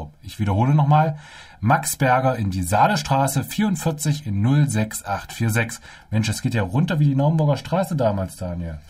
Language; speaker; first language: German; native; German